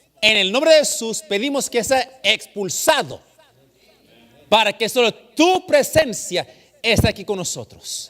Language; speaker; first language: Spanish; early bilingual, heritage; English